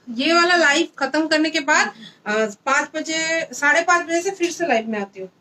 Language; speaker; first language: Hindi; non-native, local second language; Bangla